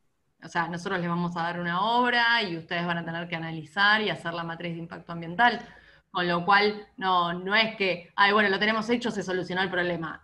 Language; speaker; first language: Spanish; native; Spanish